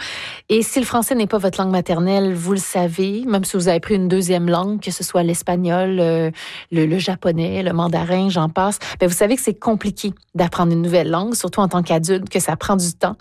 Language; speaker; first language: French; native; French